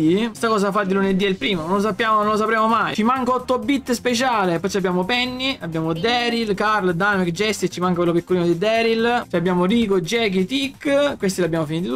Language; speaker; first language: Italian; native; Italian